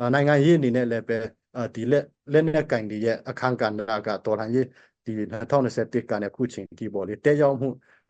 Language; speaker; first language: Burmese; non-native, local second language; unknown